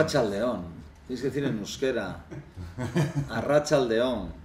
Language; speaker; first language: Spanish; non-native, local second language; Basque